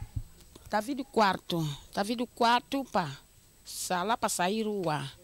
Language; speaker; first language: Portuguese; non-native, local second language; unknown